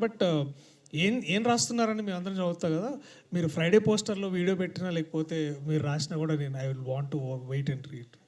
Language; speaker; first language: Telugu; native; Telugu